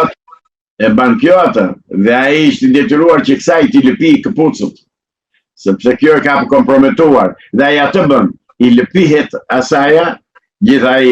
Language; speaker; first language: Albanian; native; Albanian